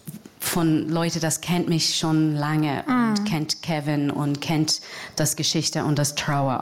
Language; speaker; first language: German; non-native, fluent; English